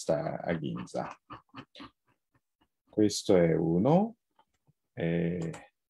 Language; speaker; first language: Italian; non-native, fluent; Japanese